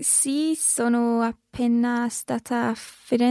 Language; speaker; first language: Italian; non-native, learner; English